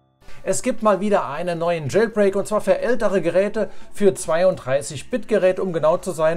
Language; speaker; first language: German; native; German